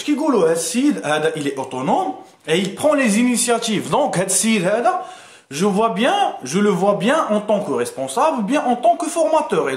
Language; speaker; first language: French; non-native, local second language; Arabic